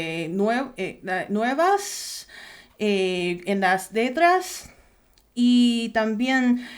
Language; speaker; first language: Spanish; non-native, learner; Chinese